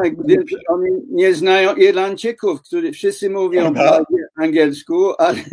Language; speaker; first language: Polish; non-native, fluent; English